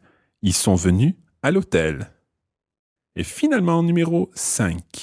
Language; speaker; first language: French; non-native, fluent; English